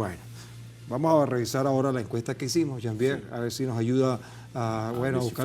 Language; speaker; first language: Spanish; native; Spanish